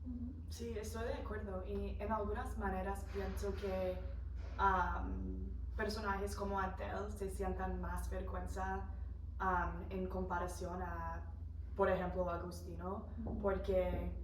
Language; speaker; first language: Spanish; non-native, fluent; English